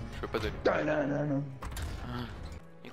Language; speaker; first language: French; native; French